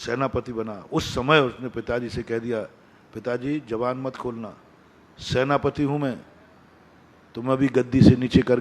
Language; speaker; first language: Hindi; native; Hindi